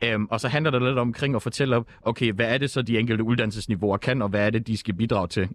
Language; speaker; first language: Danish; native; Danish